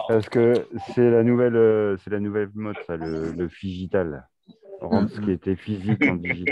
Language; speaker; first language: French; native; French